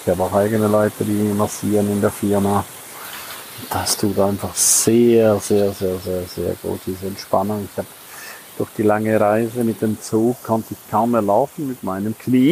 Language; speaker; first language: German; native; German